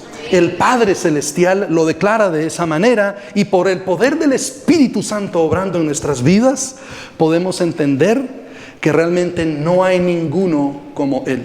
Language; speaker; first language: Spanish; native; Spanish